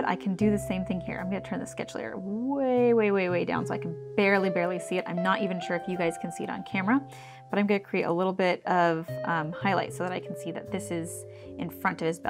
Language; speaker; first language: English; native; English